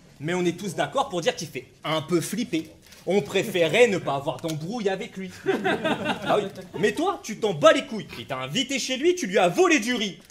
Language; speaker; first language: French; native; French